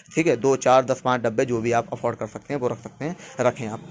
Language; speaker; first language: Hindi; native; Hindi